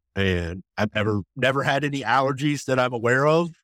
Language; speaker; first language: English; native; English